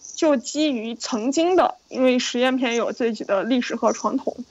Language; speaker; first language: Chinese; native; Chinese